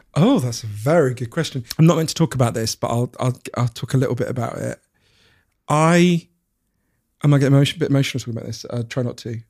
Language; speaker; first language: English; native; English